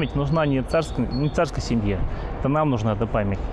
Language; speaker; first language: Russian; native; Russian